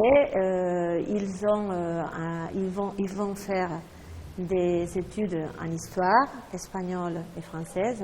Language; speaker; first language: French; non-native, fluent; Spanish